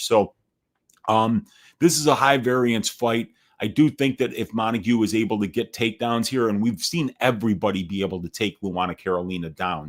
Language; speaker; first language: English; native; English